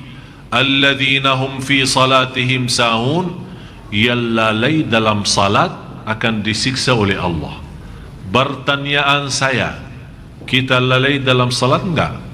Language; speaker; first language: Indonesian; non-native, fluent; Arabic